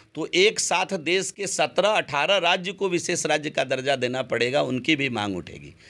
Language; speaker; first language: Hindi; native; Hindi